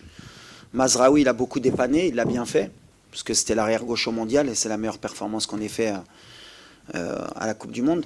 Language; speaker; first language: French; native; French